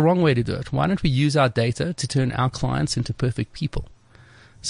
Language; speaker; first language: English; native; English